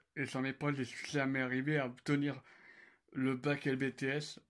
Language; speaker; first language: French; native; French